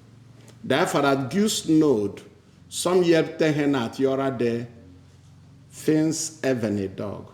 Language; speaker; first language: Swedish; non-native, fluent; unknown